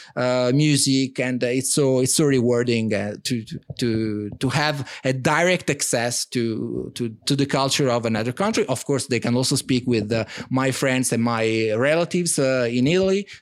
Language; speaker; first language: English; non-native, fluent; Italian